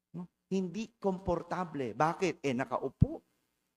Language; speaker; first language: Filipino; native; Filipino